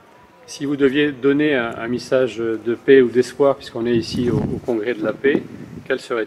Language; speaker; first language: French; native; French